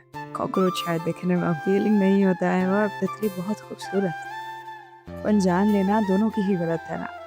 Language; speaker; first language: Hindi; native; Hindi